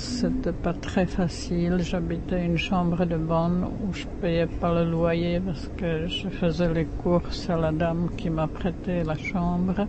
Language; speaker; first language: French; non-native, fluent; Czech